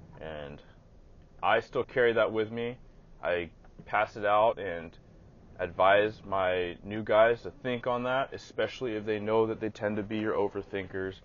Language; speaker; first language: English; native; English